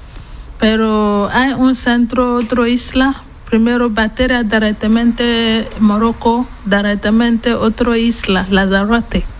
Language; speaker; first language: Spanish; non-native, learner; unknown